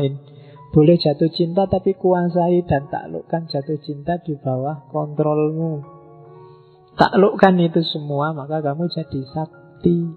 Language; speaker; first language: Indonesian; non-native, local second language; Javanese